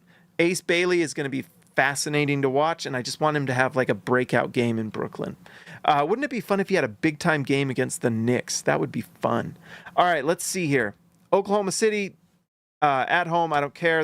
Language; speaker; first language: English; native; English